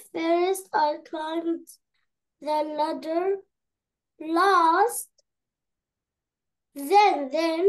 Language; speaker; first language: English; non-native, learner; Arabic